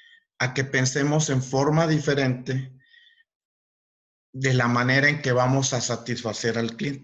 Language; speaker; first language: Spanish; native; Spanish